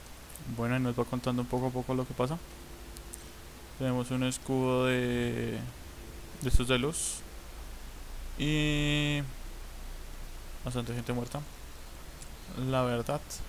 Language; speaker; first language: Spanish; native; Spanish